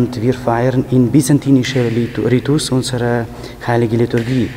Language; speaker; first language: German; non-native, fluent; Ukrainian